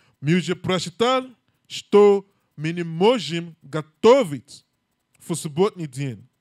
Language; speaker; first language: Russian; non-native, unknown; English